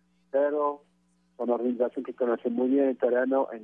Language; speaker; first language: Spanish; non-native, fluent; French